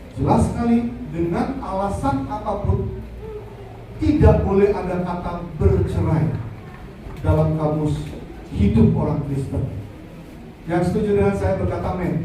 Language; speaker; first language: Indonesian; native; Indonesian